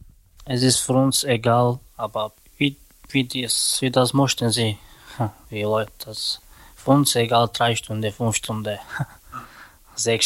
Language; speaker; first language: German; non-native, learner; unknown